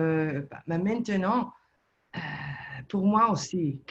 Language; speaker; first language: French; non-native, learner; Italian